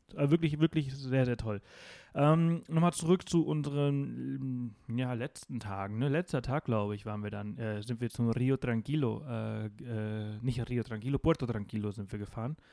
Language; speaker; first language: German; non-native, fluent; Spanish